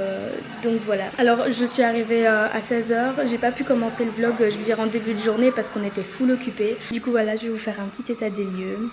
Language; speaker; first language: French; native; French